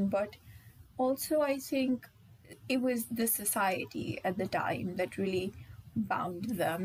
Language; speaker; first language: English; non-native, local second language; Hindi